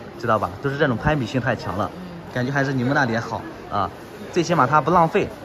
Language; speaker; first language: Chinese; native; Chinese